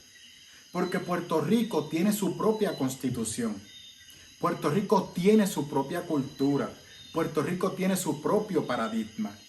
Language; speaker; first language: Spanish; native; Spanish